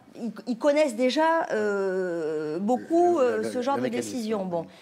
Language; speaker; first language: French; native; French